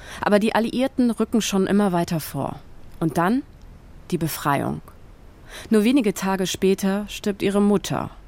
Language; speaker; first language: German; native; German